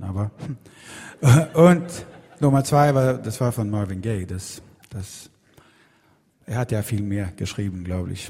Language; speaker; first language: German; non-native, fluent; Swedish